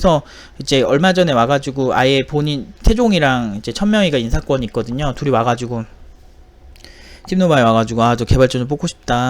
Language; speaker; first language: Korean; native; Korean